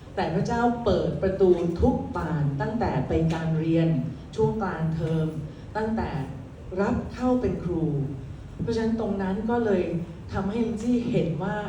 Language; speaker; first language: Thai; early bilingual, other home language; Cantonese